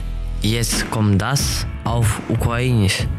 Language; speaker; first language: German; non-native, learner; Ukrainian